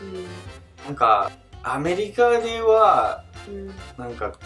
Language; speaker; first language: Japanese; non-native, fluent; English